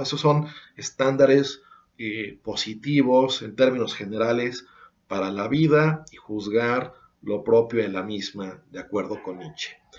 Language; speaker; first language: Spanish; native; Spanish